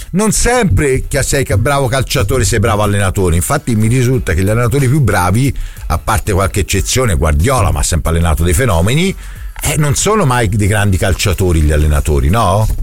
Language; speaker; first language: Italian; native; Italian